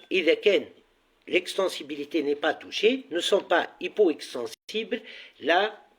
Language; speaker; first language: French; non-native, local second language; Arabic